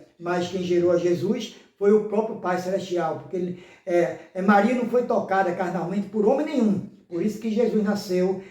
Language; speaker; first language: Portuguese; native; Portuguese